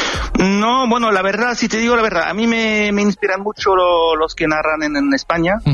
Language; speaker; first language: Spanish; non-native, fluent; French